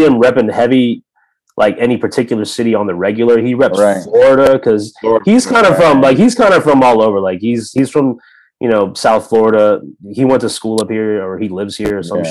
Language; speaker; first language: English; native; English